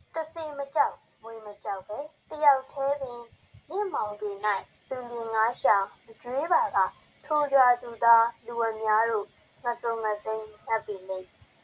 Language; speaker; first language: Burmese; native; Burmese